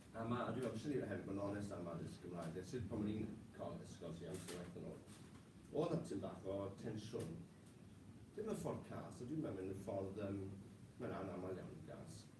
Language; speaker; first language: Welsh; non-native, local second language; English